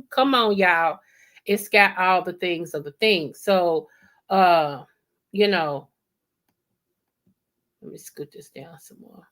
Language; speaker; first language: English; native; English